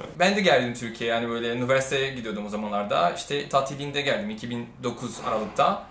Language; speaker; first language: Turkish; non-native, fluent; Portuguese